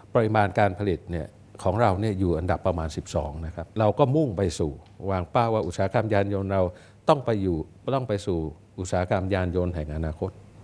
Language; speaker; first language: Thai; native; Thai